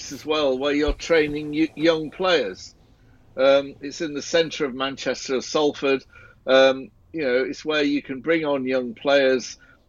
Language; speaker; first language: English; native; English